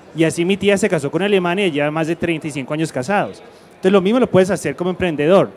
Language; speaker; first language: Spanish; early bilingual, heritage; Spanish